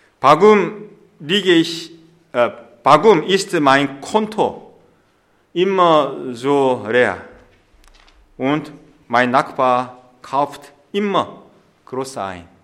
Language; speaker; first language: German; non-native, fluent; Korean